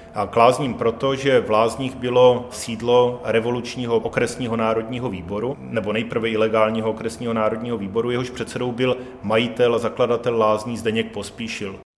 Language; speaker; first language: Czech; native; Czech